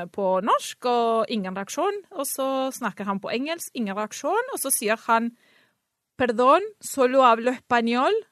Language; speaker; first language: Norwegian; non-native, fluent; Spanish